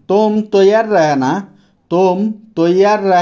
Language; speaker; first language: Hindi; non-native, fluent; Bangla